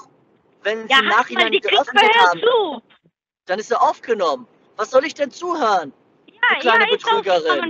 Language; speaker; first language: German; native; German